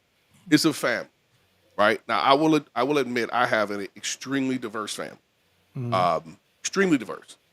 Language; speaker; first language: English; native; English